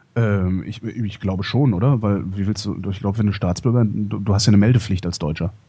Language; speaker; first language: German; native; German